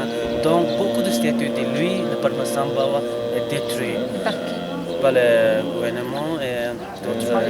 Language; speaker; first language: French; non-native, learner; Tibetan